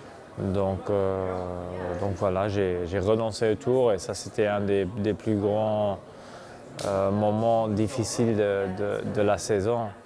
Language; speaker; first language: French; non-native, local second language; Luxembourgish